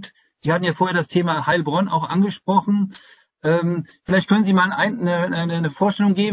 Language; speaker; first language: German; native; German